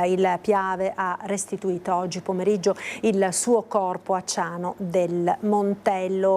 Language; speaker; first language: Italian; native; Italian